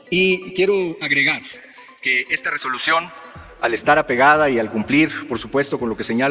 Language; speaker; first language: Spanish; native; Spanish